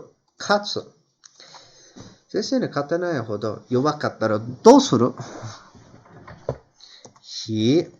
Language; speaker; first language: Japanese; non-native, fluent; Turkish